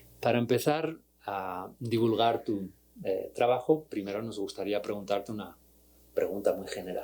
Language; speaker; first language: Spanish; native; Spanish